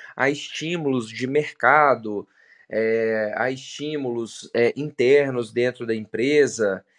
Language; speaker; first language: Portuguese; native; Portuguese